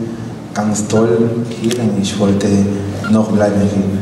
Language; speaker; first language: German; non-native, learner; Spanish